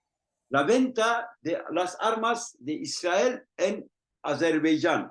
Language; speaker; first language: Spanish; non-native, fluent; Turkish